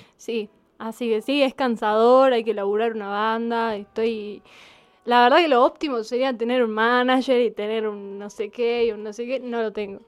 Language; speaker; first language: Spanish; native; Spanish